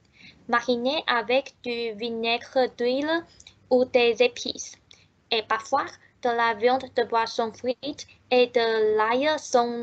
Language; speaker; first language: French; non-native, learner; Chinese